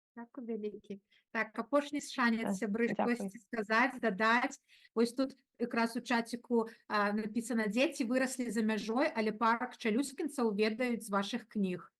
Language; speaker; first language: Belarusian; non-native, local second language; Russian